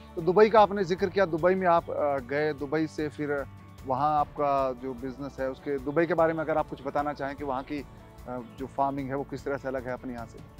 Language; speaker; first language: Hindi; native; Hindi